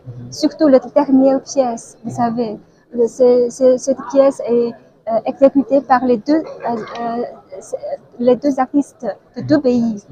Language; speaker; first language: French; non-native, fluent; Chinese